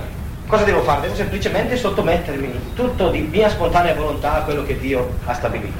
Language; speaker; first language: Italian; native; Italian